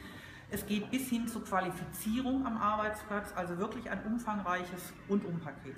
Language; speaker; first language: German; native; German